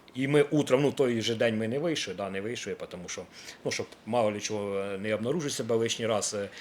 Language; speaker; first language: Ukrainian; native; Ukrainian